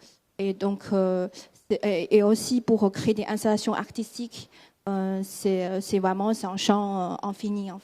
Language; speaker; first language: French; non-native, fluent; Chinese